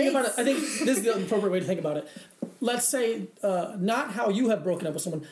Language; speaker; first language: English; early bilingual, other home language; Spanish